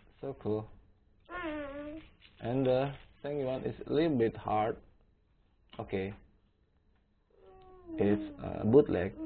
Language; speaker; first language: English; non-native, learner; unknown